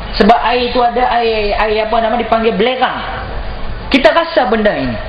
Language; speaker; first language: Malay; native; Malay